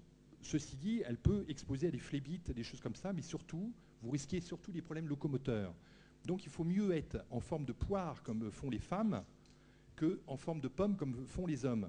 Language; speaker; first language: French; native; French